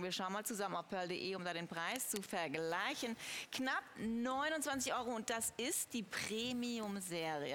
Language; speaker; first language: German; native; German